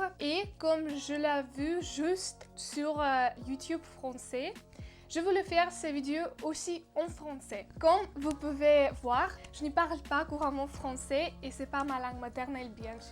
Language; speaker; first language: French; non-native, learner; Russian